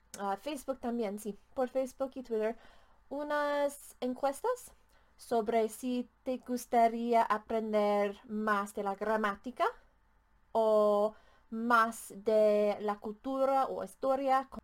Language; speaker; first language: Spanish; non-native, learner; English